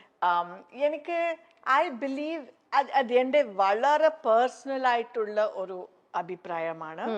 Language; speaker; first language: Malayalam; non-native, local second language; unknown